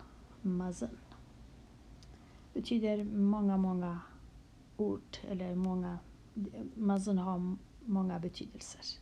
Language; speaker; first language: Swedish; non-native, local second language; Kurdish